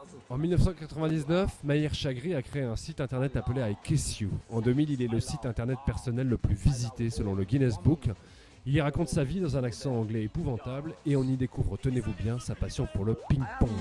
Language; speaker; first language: French; native; French